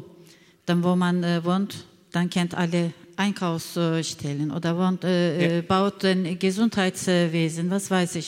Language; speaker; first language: German; non-native, learner; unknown